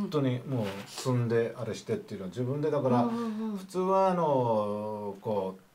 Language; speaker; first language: Japanese; native; Japanese